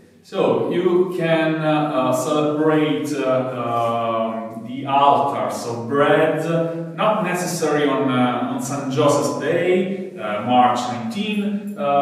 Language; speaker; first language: English; non-native, fluent; Italian